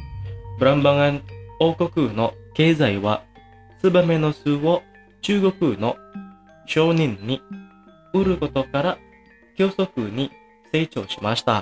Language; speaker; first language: Japanese; non-native, fluent; Indonesian